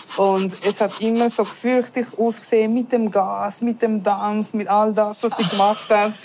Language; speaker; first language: German; early bilingual, other home language; Spanish